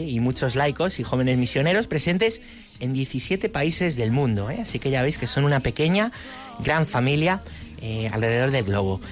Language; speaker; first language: Spanish; native; Spanish